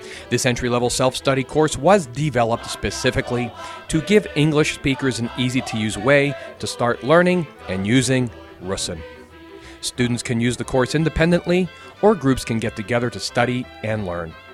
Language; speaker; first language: English; native; English